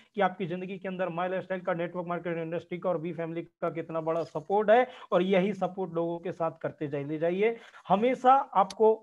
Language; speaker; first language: Hindi; native; Hindi